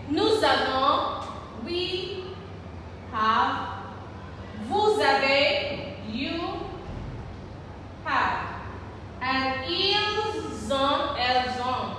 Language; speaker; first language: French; non-native, learner; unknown